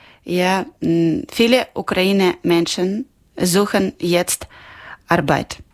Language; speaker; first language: German; non-native, local second language; Ukrainian